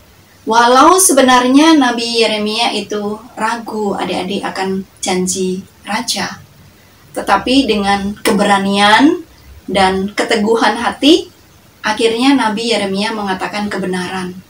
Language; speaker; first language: Indonesian; native; Indonesian